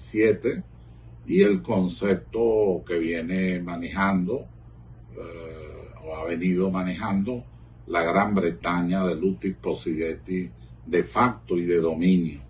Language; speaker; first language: Spanish; native; Spanish